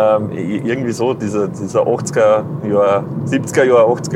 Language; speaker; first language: German; native; German